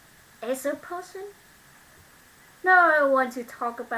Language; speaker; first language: English; non-native, learner; Vietnamese